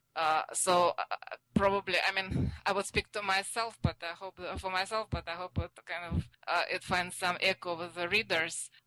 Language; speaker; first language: English; non-native, fluent; Russian